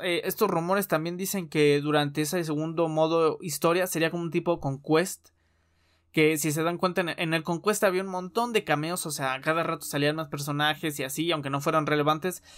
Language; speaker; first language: Spanish; native; Spanish